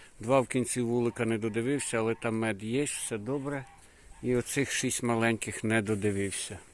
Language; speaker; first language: Ukrainian; native; Ukrainian